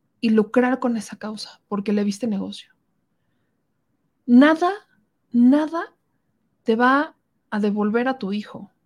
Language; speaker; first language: Spanish; native; Spanish